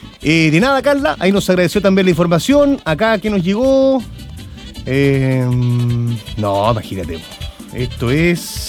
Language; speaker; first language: Spanish; native; Spanish